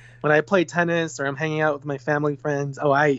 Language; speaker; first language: English; non-native, fluent; Spanish